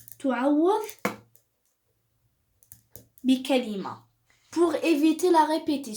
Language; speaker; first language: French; non-native, local second language; Arabic